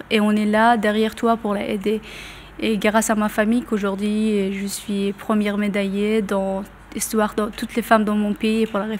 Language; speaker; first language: French; non-native, learner; Persian